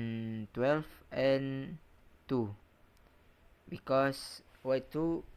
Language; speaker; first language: English; non-native, learner; Indonesian